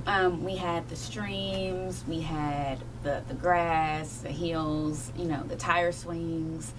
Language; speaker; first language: English; native; English